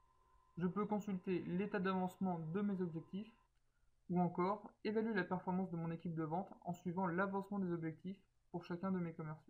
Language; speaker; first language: French; native; French